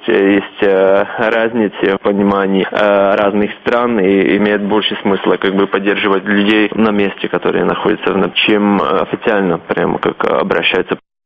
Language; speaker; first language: Russian; non-native, fluent; Czech